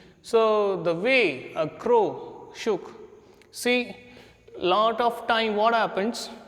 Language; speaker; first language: English; non-native, local second language; Hindi